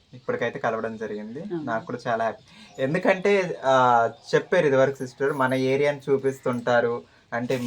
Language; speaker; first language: Telugu; native; Telugu